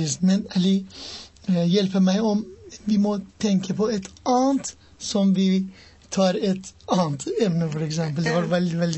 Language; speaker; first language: Norwegian; non-native, learner; Persian